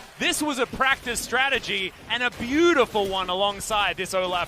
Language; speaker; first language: English; native; English